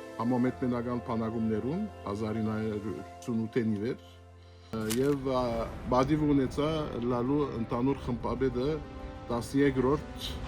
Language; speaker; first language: Armenian; early bilingual, heritage; Armenian